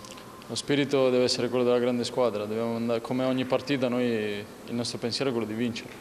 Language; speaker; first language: Italian; native; Italian